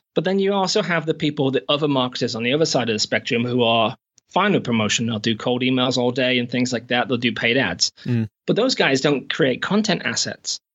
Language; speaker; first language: English; native; English